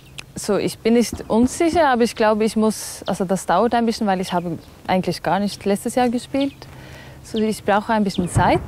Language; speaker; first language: German; non-native, fluent; Norwegian